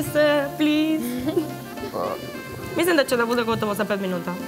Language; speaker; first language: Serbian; non-native, learner; Spanish